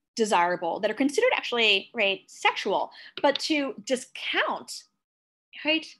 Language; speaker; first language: English; native; English